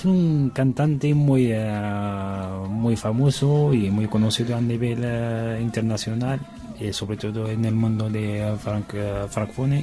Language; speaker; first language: Spanish; non-native, learner; Arabic